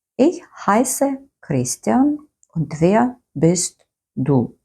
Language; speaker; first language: German; non-native, fluent; Ukrainian